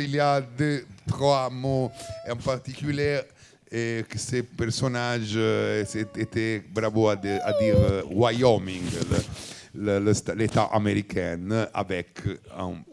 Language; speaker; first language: French; non-native, learner; Italian